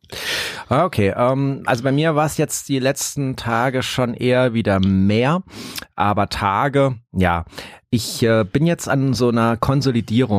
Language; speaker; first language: German; native; German